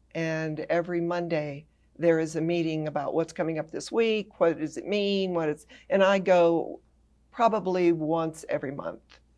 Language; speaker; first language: English; native; English